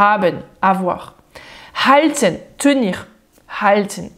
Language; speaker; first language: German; non-native, fluent; French